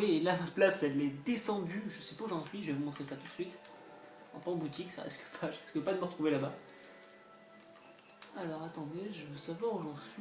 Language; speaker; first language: French; native; French